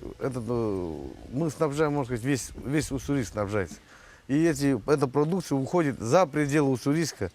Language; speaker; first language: Russian; native; Russian